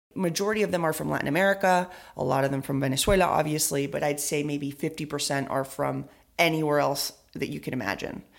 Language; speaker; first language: English; early bilingual, other home language; Spanish